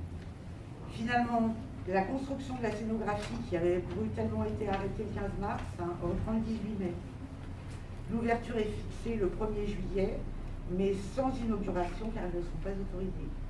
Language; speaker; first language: French; native; French